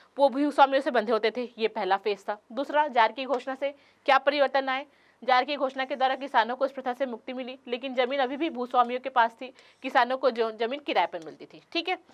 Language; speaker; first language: Hindi; native; Hindi